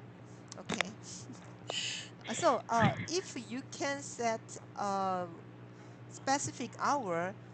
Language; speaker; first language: English; non-native, learner; Korean